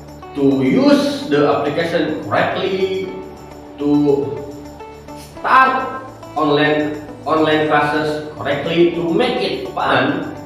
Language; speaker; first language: English; non-native, learner; Indonesian